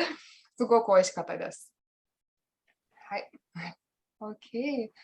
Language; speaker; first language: Japanese; non-native, learner; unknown